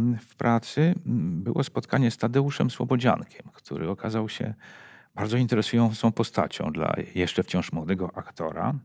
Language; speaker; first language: Polish; native; Polish